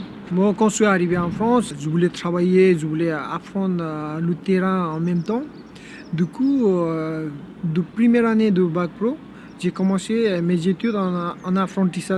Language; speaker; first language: French; non-native, fluent; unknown